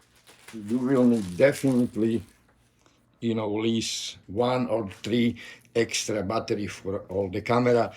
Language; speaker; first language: English; non-native, learner; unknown